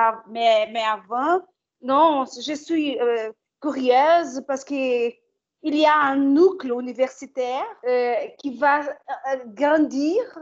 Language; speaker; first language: French; non-native, learner; Portuguese